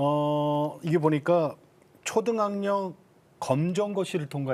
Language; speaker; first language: Korean; native; Korean